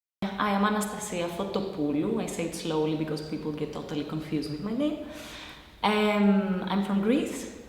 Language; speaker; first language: English; non-native, fluent; Greek